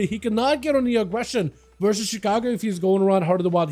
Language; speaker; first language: English; native; English